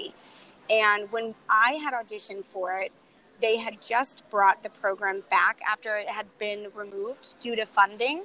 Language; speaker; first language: English; native; English